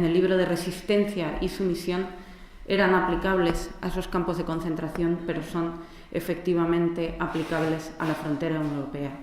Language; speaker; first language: Spanish; native; Spanish